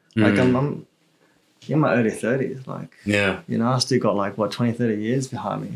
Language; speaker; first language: English; early bilingual, other home language; Chinese